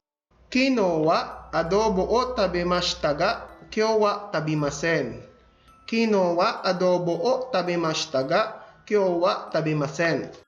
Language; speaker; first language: Japanese; non-native, fluent; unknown